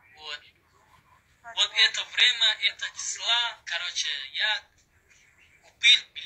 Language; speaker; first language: Russian; non-native, learner; Uzbek